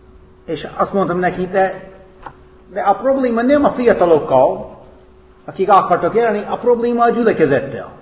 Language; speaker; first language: Hungarian; non-native, fluent; English